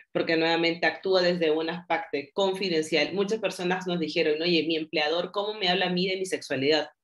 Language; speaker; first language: Spanish; native; Spanish